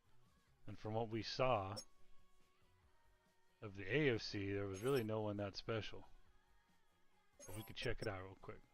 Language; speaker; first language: English; native; English